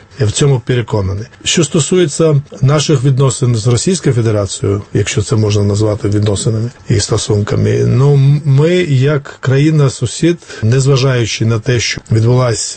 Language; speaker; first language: Ukrainian; non-native, fluent; Georgian